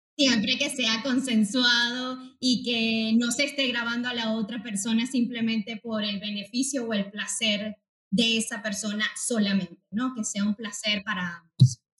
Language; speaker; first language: Spanish; native; Spanish